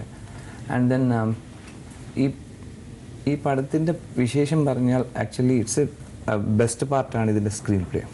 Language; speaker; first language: Malayalam; non-native, learner; Telugu